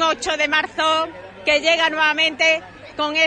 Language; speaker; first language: Spanish; native; Spanish